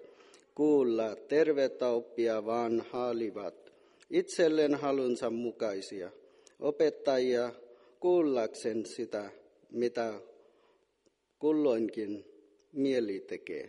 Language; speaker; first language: Finnish; non-native, fluent; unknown